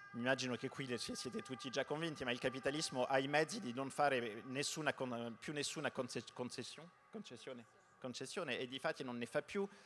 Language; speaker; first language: Italian; early bilingual, heritage; Italian